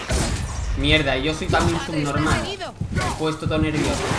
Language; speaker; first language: Spanish; native; Spanish